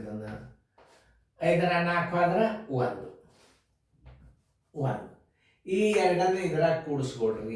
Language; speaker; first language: Kannada; native; Kannada